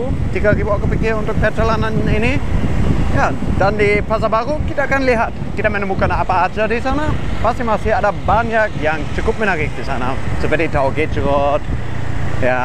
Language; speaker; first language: Indonesian; non-native, fluent; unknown